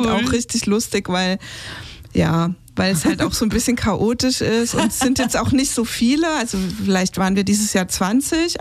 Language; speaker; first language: German; native; German